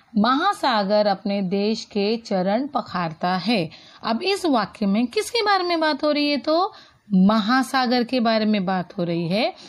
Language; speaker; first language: Hindi; non-native, local second language; Marathi